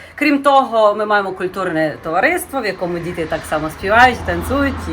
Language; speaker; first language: Ukrainian; native; Ukrainian